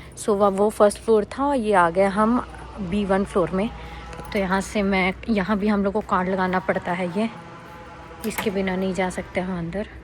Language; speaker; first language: Hindi; native; Hindi